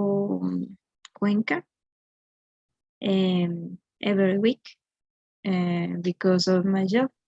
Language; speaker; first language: English; non-native, learner; Spanish